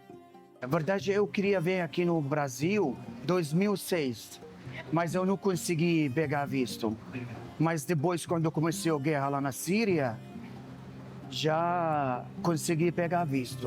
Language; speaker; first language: Portuguese; non-native, learner; Arabic